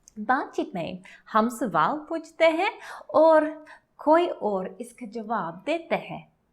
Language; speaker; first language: Hindi; non-native, learner; English